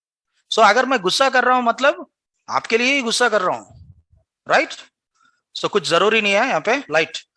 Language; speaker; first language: Hindi; non-native, local second language; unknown